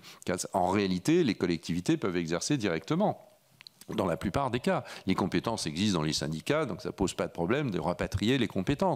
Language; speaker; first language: French; native; French